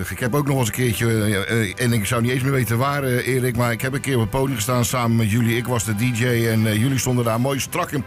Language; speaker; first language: Dutch; native; Dutch